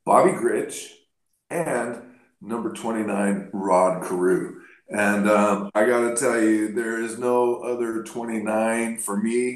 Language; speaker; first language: English; native; English